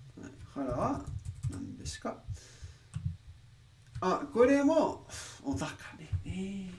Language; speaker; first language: Japanese; non-native, learner; English